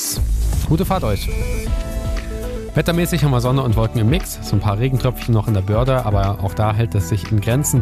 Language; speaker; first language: German; native; German